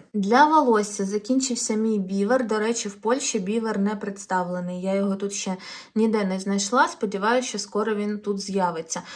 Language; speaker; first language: Ukrainian; non-native, local second language; Russian